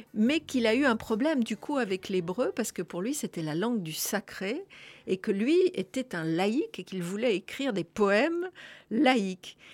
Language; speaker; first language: French; native; French